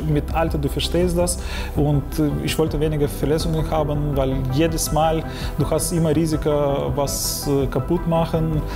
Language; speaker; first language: German; non-native, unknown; Ukrainian